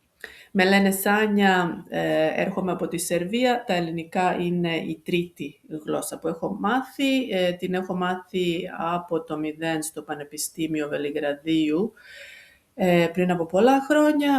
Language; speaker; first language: Greek; non-native, fluent; Serbian